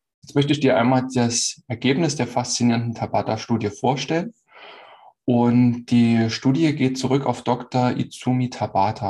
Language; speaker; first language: German; native; German